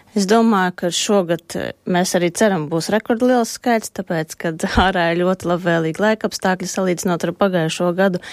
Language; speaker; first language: Latvian; native; Latvian